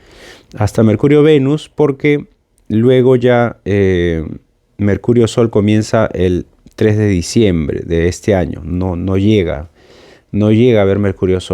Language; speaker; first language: Spanish; native; Spanish